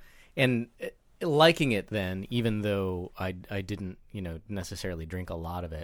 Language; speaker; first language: English; native; English